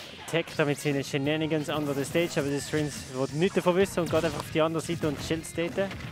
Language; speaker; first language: German; native; German